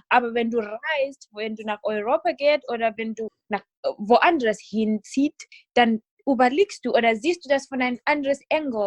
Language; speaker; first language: German; non-native, fluent; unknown